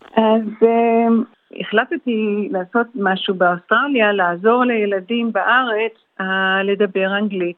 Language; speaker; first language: Hebrew; early bilingual, heritage; Hebrew